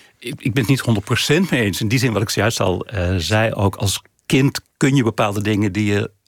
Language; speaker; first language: Dutch; native; Dutch